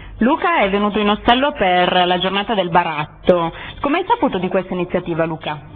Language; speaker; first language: Italian; native; Italian